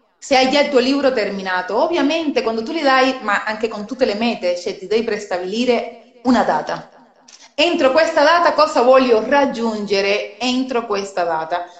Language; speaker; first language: Italian; non-native, fluent; Spanish